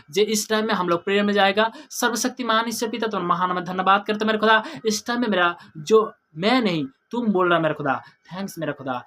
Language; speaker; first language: Hindi; non-native, local second language; Bangla